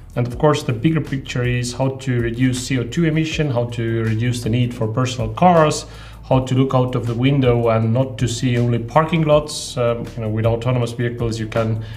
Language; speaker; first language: English; non-native, fluent; Estonian